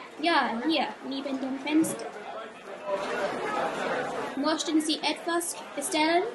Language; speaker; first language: German; non-native, learner; English